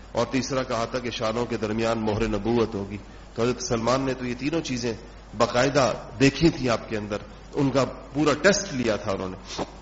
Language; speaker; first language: Urdu; non-native, local second language; Pashto